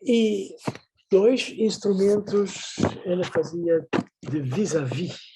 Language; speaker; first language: Portuguese; non-native, fluent; Dutch